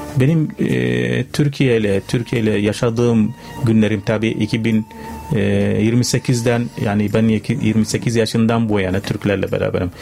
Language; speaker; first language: Turkish; non-native, fluent; Arabic